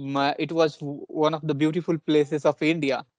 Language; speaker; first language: English; non-native, local second language; Punjabi